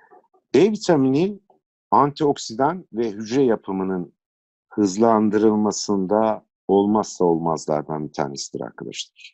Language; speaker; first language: Turkish; native; Turkish